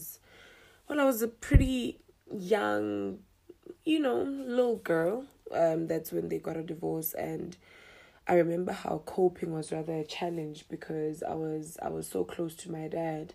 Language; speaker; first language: English; non-native, local second language; Tswana